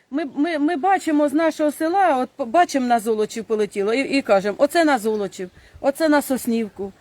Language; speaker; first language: Ukrainian; native; Ukrainian